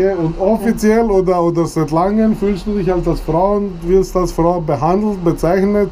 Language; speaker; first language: German; native; German